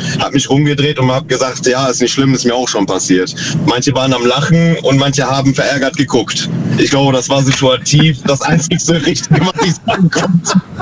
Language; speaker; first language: German; native; German